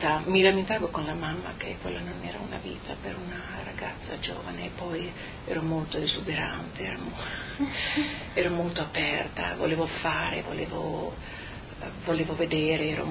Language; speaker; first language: Italian; native; Italian